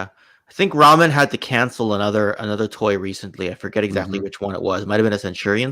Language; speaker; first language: English; native; English